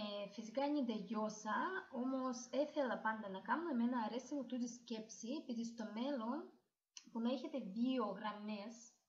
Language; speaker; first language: Greek; non-native, learner; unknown